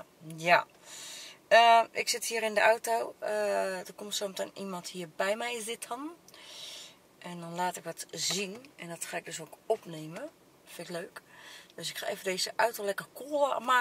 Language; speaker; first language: Dutch; native; Dutch